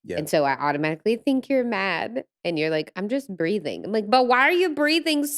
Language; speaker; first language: English; native; English